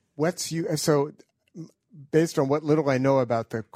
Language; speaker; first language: English; native; English